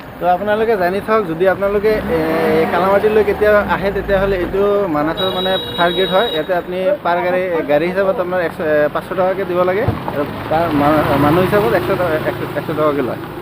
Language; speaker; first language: Assamese; non-native, local second language; Bangla